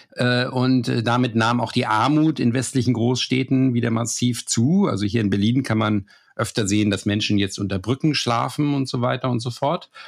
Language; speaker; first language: German; native; German